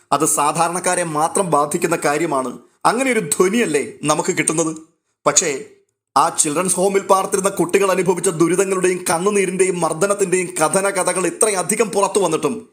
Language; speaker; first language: Malayalam; native; Malayalam